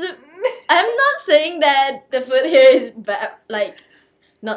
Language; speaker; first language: English; non-native, local second language; Chinese